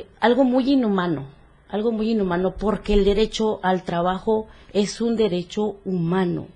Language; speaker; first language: Spanish; native; Spanish